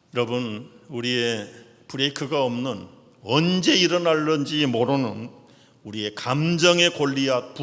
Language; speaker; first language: Korean; native; Korean